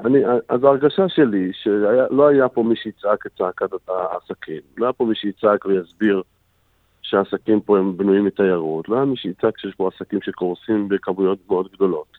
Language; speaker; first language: Hebrew; native; Hebrew